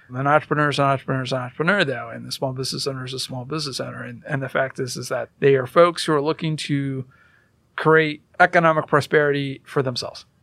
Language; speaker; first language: English; early bilingual, other home language; Hindi